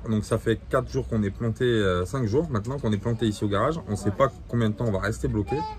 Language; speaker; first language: French; native; French